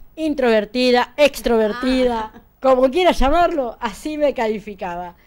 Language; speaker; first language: Spanish; native; Spanish